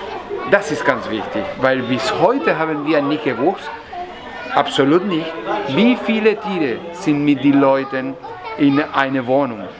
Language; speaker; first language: German; non-native, learner; Spanish